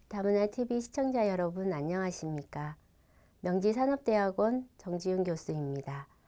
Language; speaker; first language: Korean; native; Korean